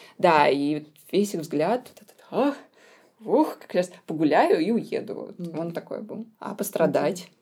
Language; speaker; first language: Russian; native; Russian